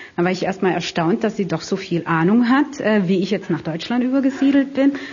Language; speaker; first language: German; non-native, fluent; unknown